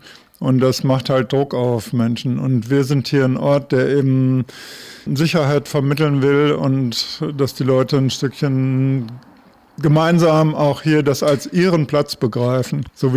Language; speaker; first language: German; native; German